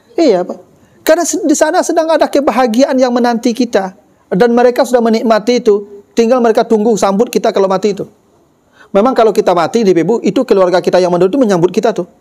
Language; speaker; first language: Malay; non-native, local second language; Minangkabau